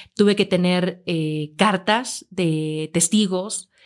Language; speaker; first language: Spanish; native; Spanish